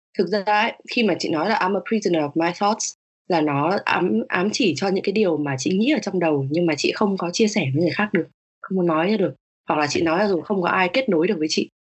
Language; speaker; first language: Vietnamese; native; Vietnamese